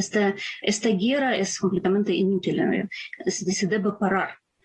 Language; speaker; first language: Spanish; non-native, fluent; Ukrainian